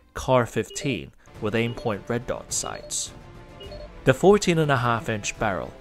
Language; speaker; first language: English; non-native, local second language; Cantonese